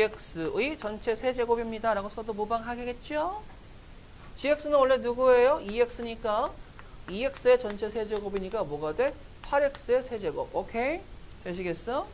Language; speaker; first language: Korean; native; Korean